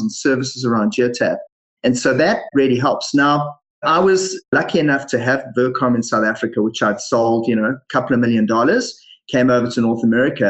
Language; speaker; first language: English; native; English